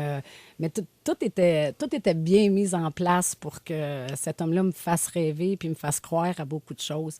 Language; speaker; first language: French; native; French